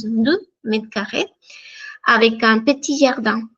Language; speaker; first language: French; non-native, fluent; Spanish